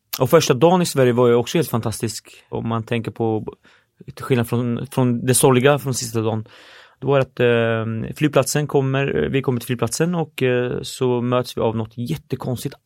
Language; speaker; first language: Swedish; early bilingual, other home language; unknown